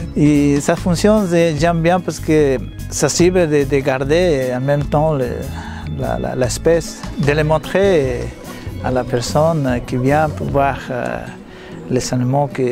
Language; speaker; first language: French; non-native, learner; Spanish